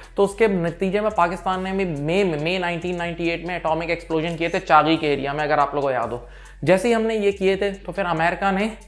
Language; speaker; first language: Urdu; native; Urdu